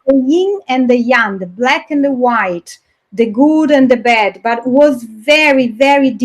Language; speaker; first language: English; non-native, fluent; Italian